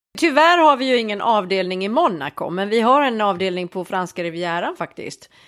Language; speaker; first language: Swedish; native; Swedish